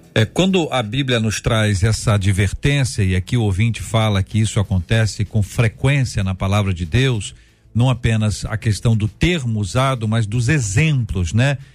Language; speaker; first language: Portuguese; native; Portuguese